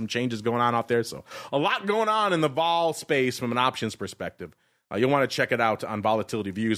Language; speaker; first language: English; native; English